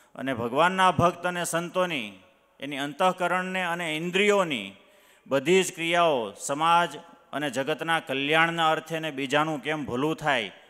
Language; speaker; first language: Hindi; non-native, local second language; Gujarati